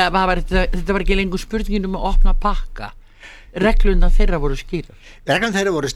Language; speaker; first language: Icelandic; native; Icelandic